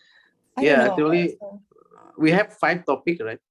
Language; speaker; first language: English; non-native, learner; Indonesian